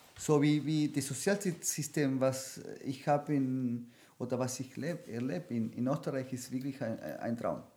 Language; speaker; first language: German; non-native, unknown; Spanish